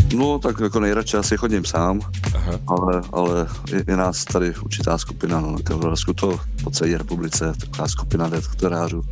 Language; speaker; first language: Czech; native; Czech